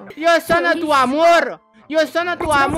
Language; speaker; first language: Spanish; non-native, learner; Portuguese